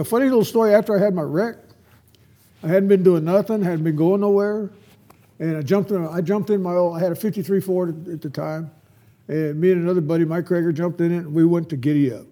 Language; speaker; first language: English; native; English